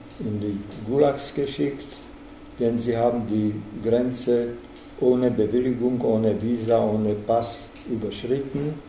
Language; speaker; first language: German; non-native, fluent; Czech